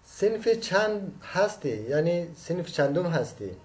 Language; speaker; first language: Persian; native; Persian